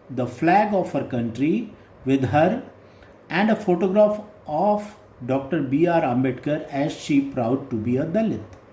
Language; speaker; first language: English; non-native, local second language; Hindi